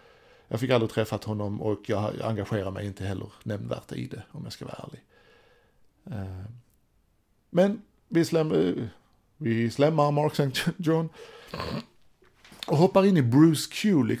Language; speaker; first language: Swedish; native; Swedish